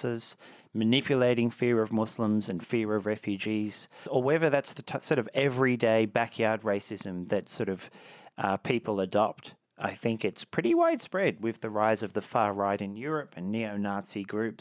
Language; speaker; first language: English; native; English